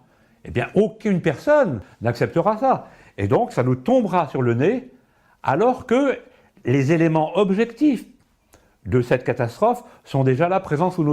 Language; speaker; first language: French; native; French